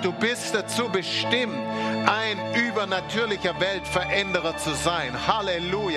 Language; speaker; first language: German; native; German